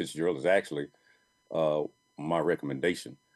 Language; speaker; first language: English; native; English